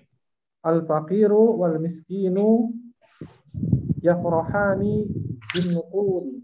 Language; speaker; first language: Arabic; non-native, learner; Indonesian